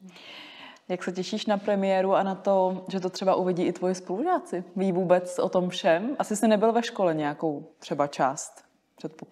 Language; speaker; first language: Czech; native; Czech